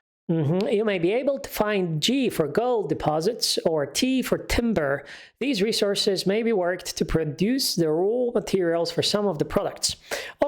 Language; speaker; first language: English; non-native, fluent; Polish